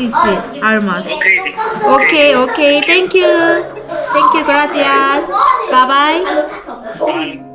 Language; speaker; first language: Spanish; non-native, learner; Korean